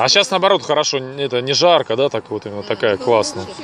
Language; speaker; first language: Russian; native; Russian